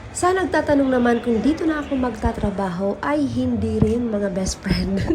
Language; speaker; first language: Filipino; non-native, local second language; Bikol